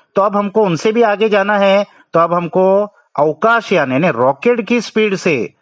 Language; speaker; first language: Hindi; non-native, local second language; Marathi